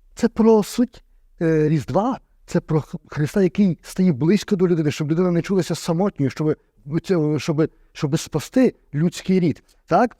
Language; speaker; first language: Ukrainian; native; Ukrainian